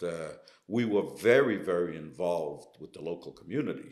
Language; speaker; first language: English; early bilingual, other home language; Yiddish